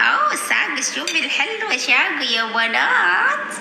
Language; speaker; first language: Arabic; non-native, learner; Indonesian